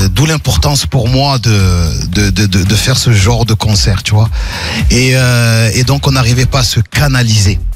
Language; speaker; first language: French; native; French